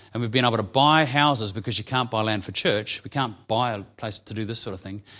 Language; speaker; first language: English; native; English